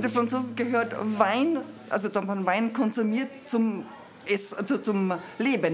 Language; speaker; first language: German; native; German